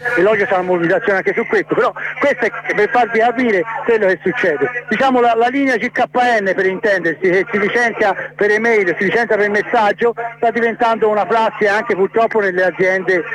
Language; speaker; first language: Italian; native; Italian